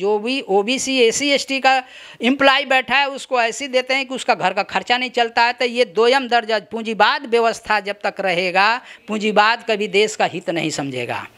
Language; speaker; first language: Hindi; native; Hindi